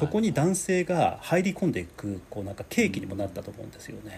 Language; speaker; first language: Japanese; native; Japanese